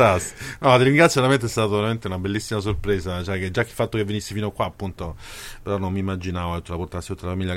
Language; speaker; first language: Italian; native; Italian